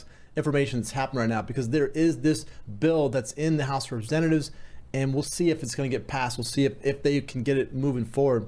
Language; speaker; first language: English; native; English